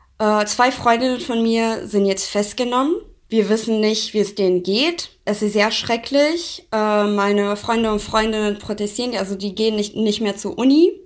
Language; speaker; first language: German; non-native, fluent; Persian